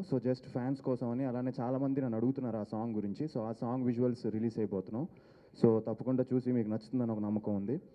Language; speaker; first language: Telugu; native; Telugu